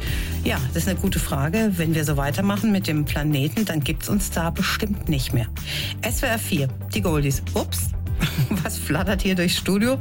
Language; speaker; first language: German; native; German